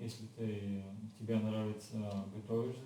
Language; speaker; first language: Russian; non-native, learner; Bulgarian